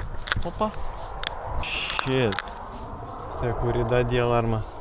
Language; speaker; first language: Spanish; non-native, learner; Lithuanian